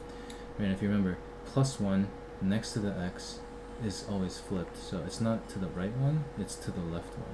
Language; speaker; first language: English; native; English